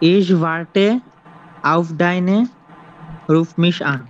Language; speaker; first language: German; non-native, learner; Bangla